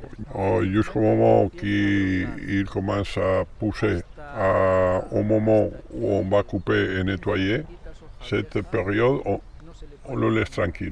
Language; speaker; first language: French; non-native, learner; Spanish